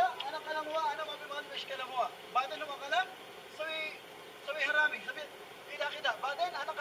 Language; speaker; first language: Arabic; non-native, learner; Filipino